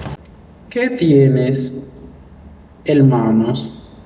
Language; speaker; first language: Spanish; non-native, learner; Haitian Creole